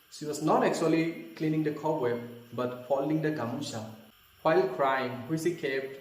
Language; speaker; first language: English; non-native, local second language; Assamese